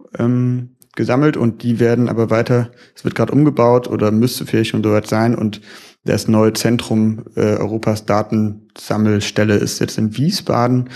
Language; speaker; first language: German; native; German